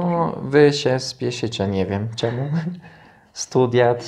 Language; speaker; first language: Polish; non-native, learner; Turkish